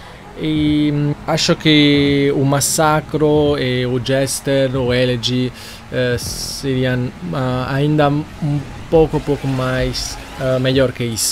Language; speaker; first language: Portuguese; non-native, learner; Italian